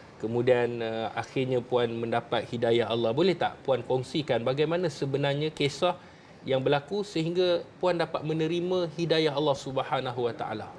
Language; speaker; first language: Malay; native; Malay